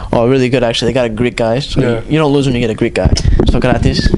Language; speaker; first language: English; native; English